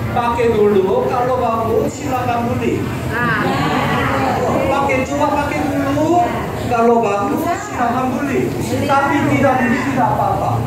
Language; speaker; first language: Indonesian; non-native, learner; Korean